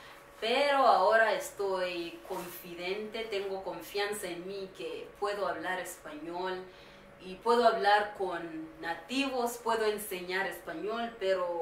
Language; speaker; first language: Spanish; non-native, learner; Swahili